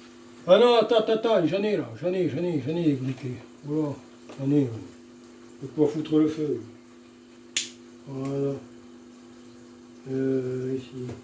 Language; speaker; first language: French; native; French